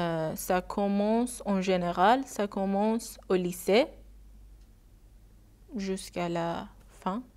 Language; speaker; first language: French; non-native, learner; Persian